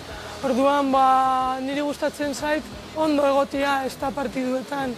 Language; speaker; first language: Basque; non-native, local second language; Spanish